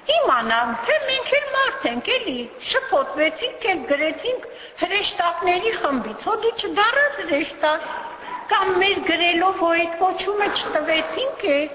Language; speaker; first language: Armenian; native; Armenian